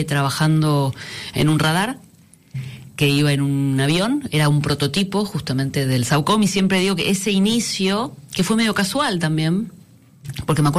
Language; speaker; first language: Spanish; native; Spanish